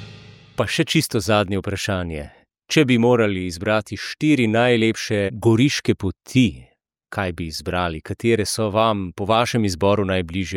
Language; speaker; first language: Slovenian; native; Slovenian